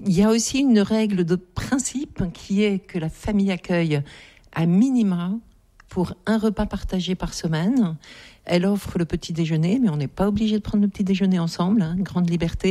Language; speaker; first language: French; native; French